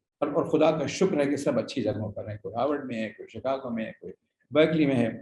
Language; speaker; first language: Urdu; native; Urdu